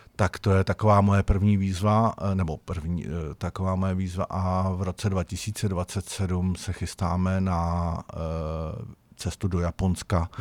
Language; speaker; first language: Czech; native; Czech